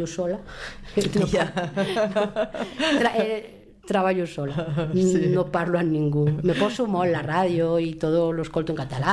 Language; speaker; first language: Catalan; non-native, local second language; Spanish